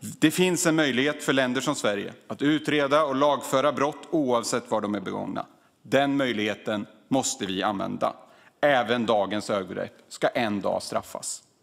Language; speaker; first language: Swedish; native; Swedish